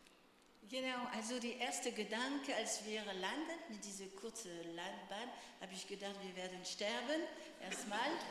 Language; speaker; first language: German; non-native, fluent; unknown